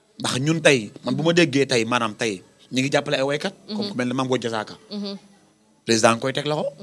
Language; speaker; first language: Wolof; native; Wolof